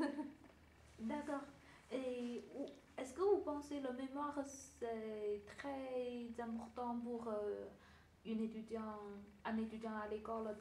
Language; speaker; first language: French; non-native, learner; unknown